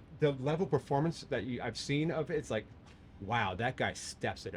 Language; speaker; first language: English; native; English